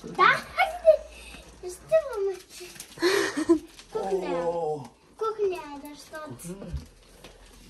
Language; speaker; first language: Bulgarian; early bilingual, heritage; Bulgarian